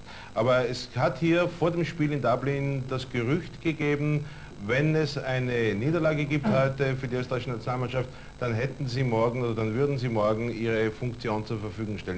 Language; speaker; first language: German; native; German